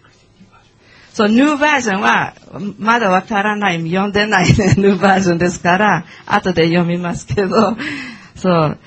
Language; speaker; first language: Japanese; non-native, learner; English